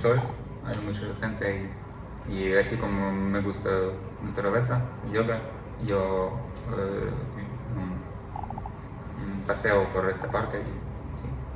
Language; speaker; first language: Spanish; non-native, learner; Ukrainian